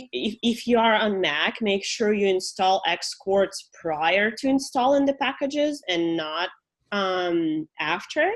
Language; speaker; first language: English; non-native, fluent; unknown